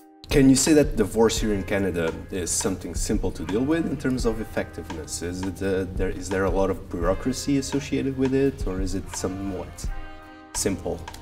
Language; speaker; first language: English; early bilingual, other home language; Portuguese